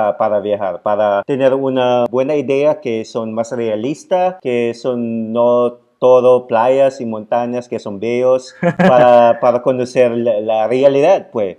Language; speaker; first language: Spanish; non-native, fluent; Filipino